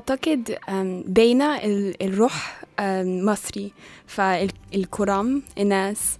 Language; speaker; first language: Arabic; non-native, learner; English